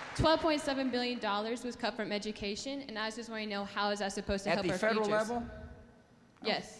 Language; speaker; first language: English; native; English